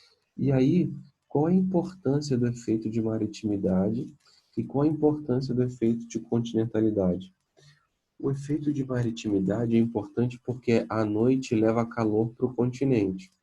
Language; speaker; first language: Portuguese; native; Portuguese